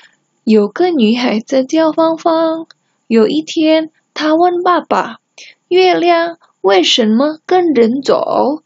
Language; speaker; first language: Chinese; non-native, fluent; Indonesian